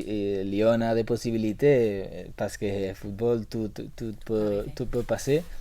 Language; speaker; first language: French; non-native, learner; Spanish